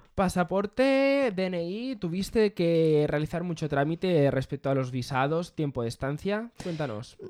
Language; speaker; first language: Spanish; native; Spanish